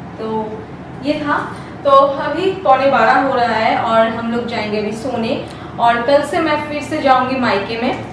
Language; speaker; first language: Hindi; non-native, local second language; Bangla